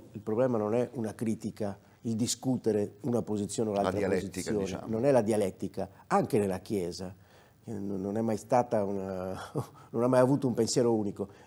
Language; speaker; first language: Italian; native; Italian